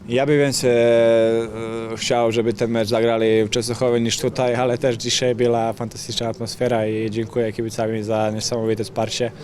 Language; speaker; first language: Polish; non-native, fluent; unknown